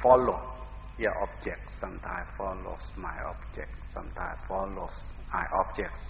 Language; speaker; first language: English; non-native, learner; Thai